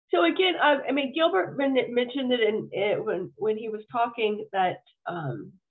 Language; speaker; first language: English; native; English